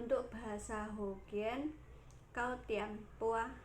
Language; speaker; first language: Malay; non-native, local second language; Javanese